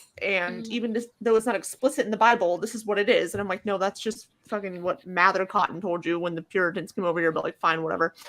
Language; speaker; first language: English; native; English